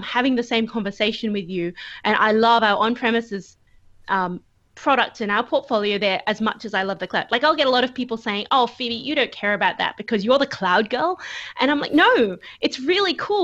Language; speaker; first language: English; native; English